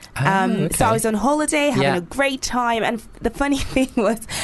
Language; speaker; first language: English; non-native, local second language; Yoruba